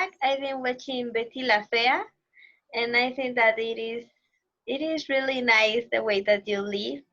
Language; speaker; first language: English; non-native, learner; Spanish